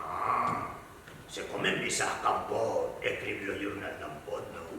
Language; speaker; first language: French; non-native, fluent; Spanish